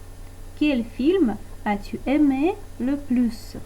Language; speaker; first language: French; non-native, fluent; Russian